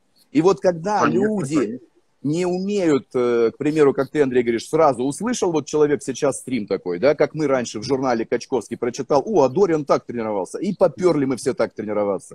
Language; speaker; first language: Russian; native; Russian